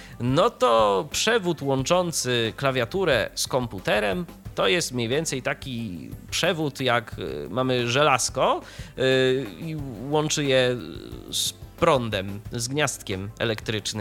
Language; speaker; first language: Polish; native; Polish